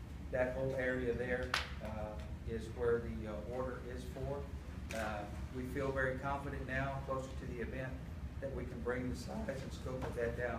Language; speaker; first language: English; early bilingual, other home language; Spanish